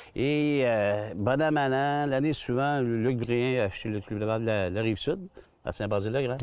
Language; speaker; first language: French; native; French